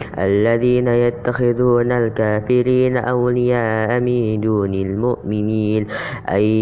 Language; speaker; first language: Arabic; non-native, learner; Indonesian